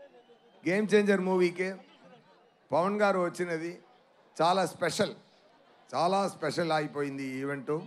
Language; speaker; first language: Telugu; non-native, fluent; Tamil